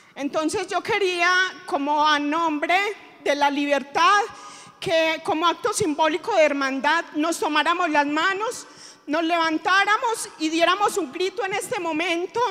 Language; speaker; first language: Spanish; native; Spanish